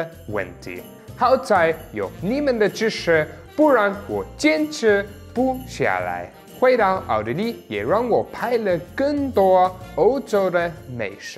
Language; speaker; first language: Chinese; non-native, fluent; German